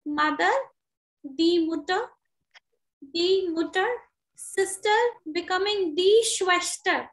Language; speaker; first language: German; non-native, learner; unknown